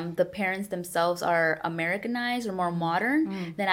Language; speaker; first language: English; early bilingual, other home language; Spanish